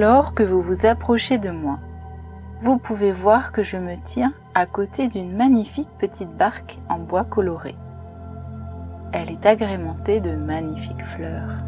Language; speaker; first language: French; native; French